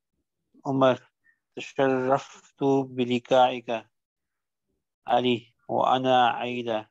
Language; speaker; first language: Arabic; non-native, learner; Urdu